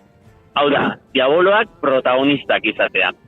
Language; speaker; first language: Basque; non-native, local second language; Spanish